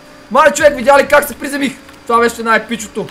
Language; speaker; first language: Bulgarian; native; Bulgarian